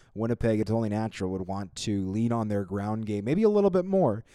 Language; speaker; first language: English; native; English